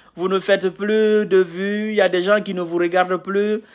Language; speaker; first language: French; non-native, local second language; Mandingo